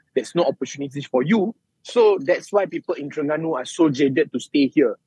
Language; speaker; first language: English; non-native, local second language; Malay